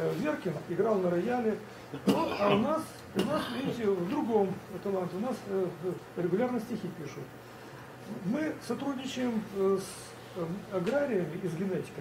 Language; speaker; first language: Russian; non-native, local second language; Romanian